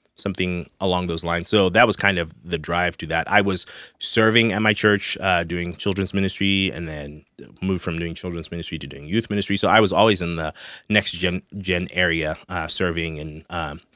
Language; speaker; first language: English; non-native, local second language; Shona